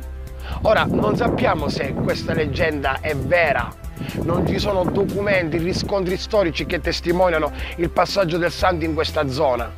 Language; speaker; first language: Italian; native; Italian